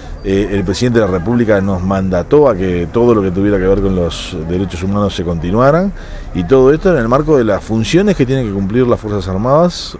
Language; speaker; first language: Spanish; native; Spanish